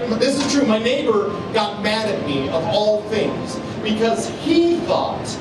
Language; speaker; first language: English; native; English